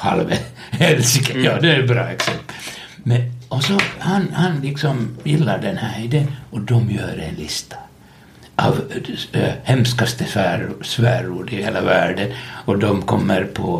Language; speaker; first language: Swedish; non-native, local second language; Finnish